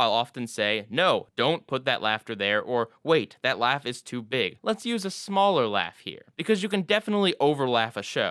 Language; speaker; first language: English; native; English